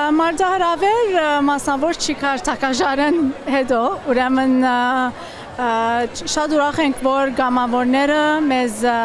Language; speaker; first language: Armenian; early bilingual, heritage; Armenian